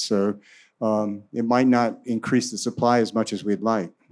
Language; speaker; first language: English; native; English